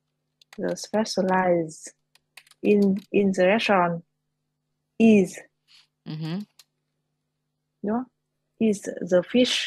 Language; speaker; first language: English; non-native, learner; Vietnamese